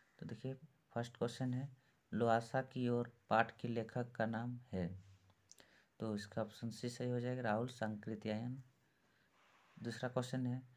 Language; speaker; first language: Hindi; native; Hindi